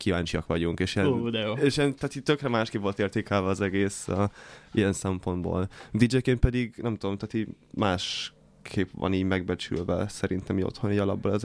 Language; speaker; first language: Hungarian; native; Hungarian